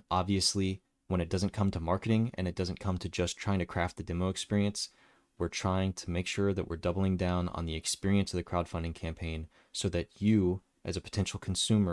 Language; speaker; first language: English; native; English